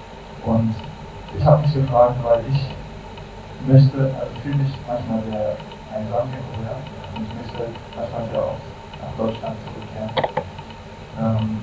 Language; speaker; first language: German; non-native, learner; Korean